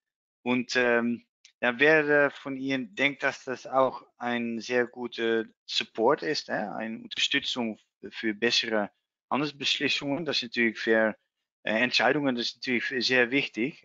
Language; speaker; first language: German; non-native, learner; Dutch